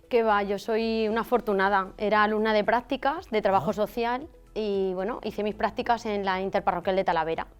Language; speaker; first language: Spanish; native; Spanish